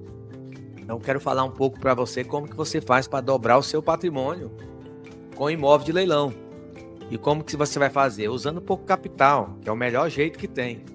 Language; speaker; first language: Portuguese; native; Portuguese